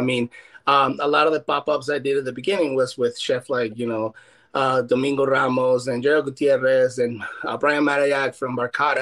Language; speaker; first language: English; non-native, fluent; Spanish